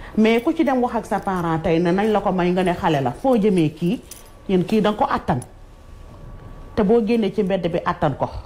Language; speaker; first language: Wolof; non-native, local second language; Fula